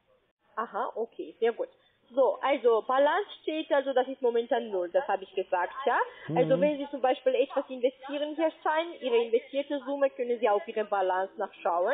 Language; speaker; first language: German; non-native, learner; Spanish